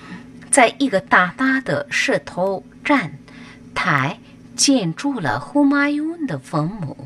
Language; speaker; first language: Chinese; non-native, fluent; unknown